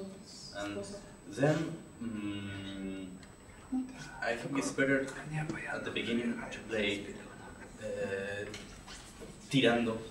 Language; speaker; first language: English; non-native, learner; Spanish